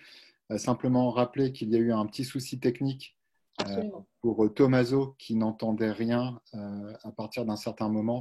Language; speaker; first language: French; native; French